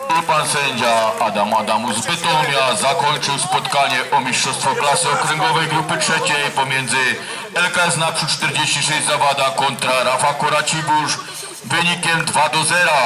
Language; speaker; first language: Polish; native; Polish